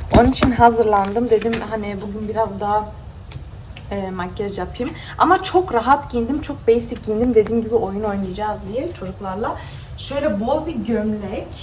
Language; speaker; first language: Turkish; early bilingual, heritage; Turkish